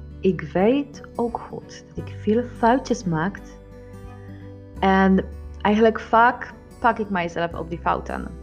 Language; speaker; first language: Dutch; non-native, learner; Polish